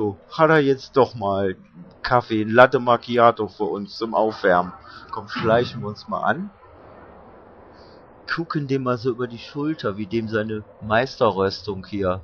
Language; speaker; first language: German; native; German